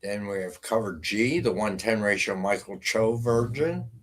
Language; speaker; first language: English; native; English